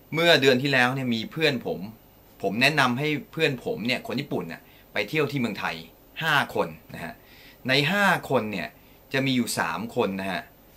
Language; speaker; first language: Thai; non-native, fluent; Japanese